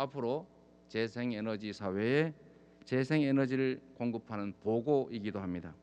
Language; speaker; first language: Korean; native; Korean